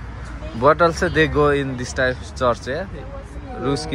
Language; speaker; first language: English; non-native, learner; Nepali